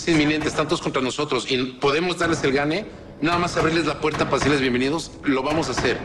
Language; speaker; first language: Spanish; native; Spanish